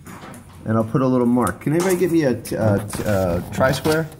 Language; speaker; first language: English; native; English